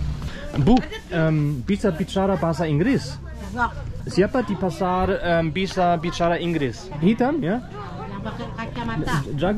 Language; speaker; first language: Indonesian; non-native, learner; German